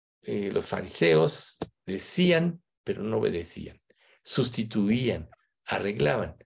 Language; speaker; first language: Spanish; native; Spanish